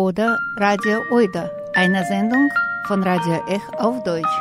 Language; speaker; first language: German; non-native, fluent; Russian